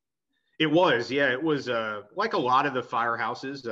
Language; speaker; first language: English; native; English